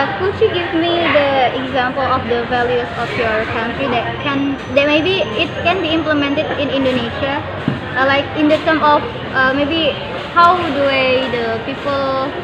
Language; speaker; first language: English; non-native, learner; Indonesian